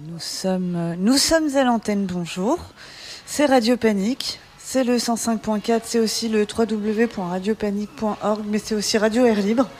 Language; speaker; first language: French; native; French